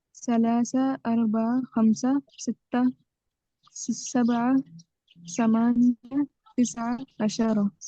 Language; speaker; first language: Arabic; non-native, learner; Urdu